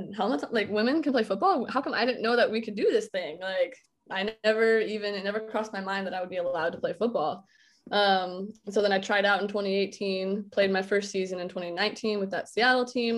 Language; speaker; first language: English; native; English